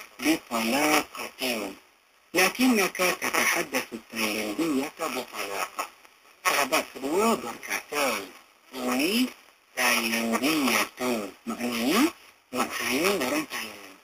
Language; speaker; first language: Arabic; non-native, fluent; Malay